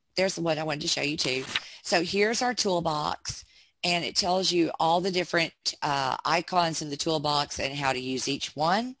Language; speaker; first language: English; native; English